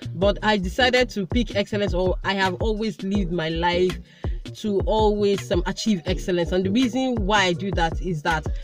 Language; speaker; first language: English; non-native, local second language; Igbo